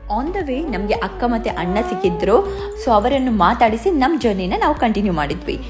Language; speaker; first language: Kannada; non-native, local second language; Tulu